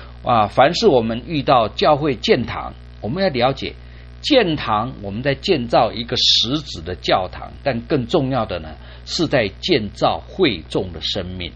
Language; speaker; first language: Chinese; native; Chinese